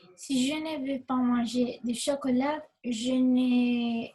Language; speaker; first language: French; non-native, learner; Spanish